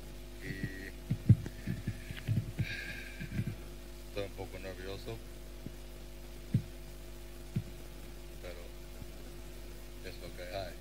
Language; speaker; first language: Spanish; non-native, learner; English